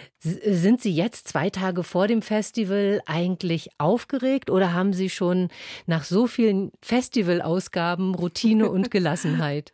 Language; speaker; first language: German; native; German